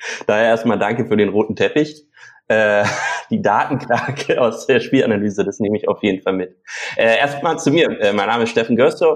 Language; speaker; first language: German; native; German